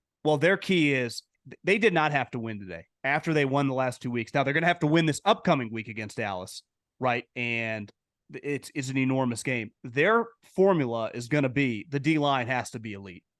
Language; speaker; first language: English; native; English